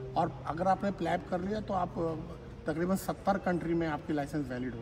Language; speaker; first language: Hindi; native; Hindi